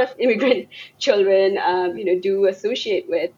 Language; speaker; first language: English; non-native, local second language; Bangla